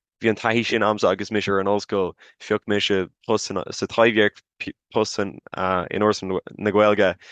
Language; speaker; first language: Irish; non-native, local second language; English